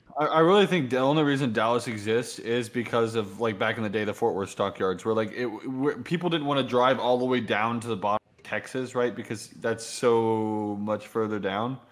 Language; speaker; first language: English; native; English